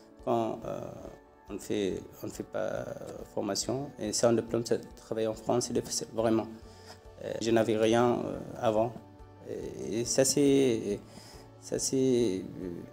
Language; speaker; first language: French; non-native, learner; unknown